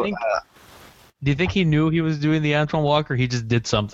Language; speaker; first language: English; native; English